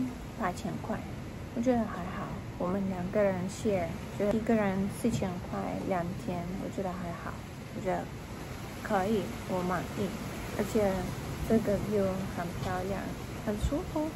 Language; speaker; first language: Chinese; non-native, fluent; Russian